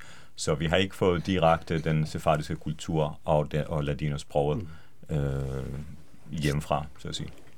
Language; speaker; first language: Danish; non-native, fluent; Hebrew